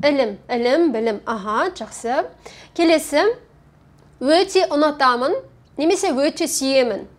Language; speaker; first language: Kazakh; native; Kazakh